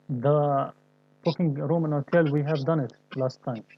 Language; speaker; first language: English; non-native, learner; Arabic